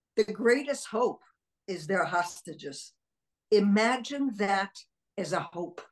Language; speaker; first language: English; early bilingual, other home language; Hebrew